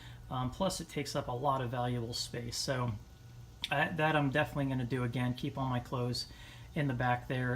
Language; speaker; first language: English; native; English